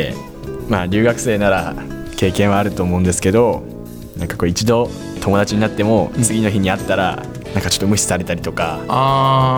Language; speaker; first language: Japanese; native; Japanese